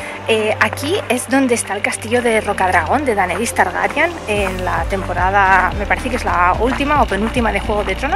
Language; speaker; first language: Spanish; native; Spanish